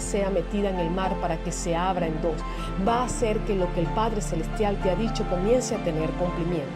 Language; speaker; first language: Spanish; native; Spanish